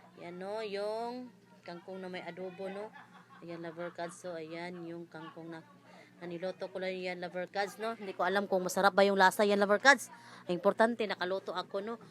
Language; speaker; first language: Filipino; non-native, local second language; Cebuano